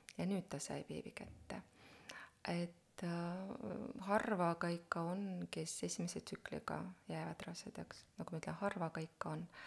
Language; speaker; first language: Estonian; non-native, local second language; Russian